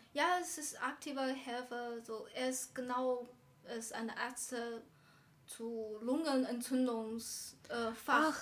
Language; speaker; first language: German; non-native, learner; Chinese